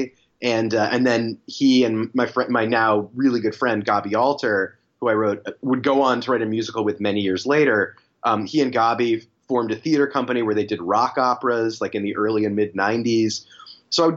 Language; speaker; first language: English; native; English